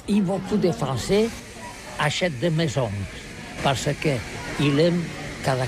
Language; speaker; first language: French; non-native, learner; Catalan